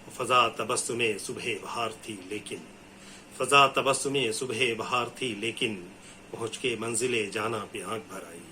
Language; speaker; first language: Urdu; native; Urdu